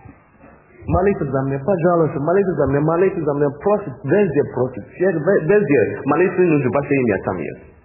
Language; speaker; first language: Russian; non-native, learner; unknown